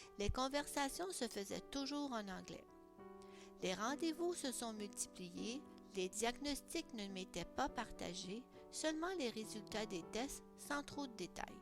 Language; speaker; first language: French; native; French